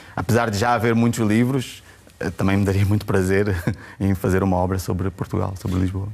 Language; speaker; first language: Portuguese; native; Portuguese